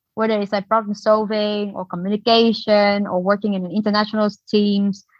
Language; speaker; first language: English; non-native, fluent; Vietnamese